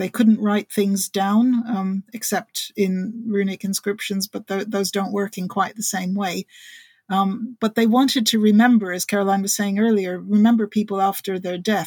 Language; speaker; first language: English; native; English